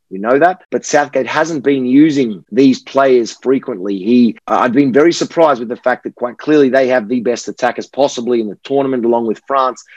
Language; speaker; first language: English; native; English